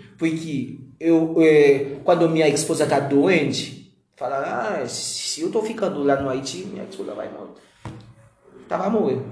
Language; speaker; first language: Portuguese; non-native, learner; Haitian Creole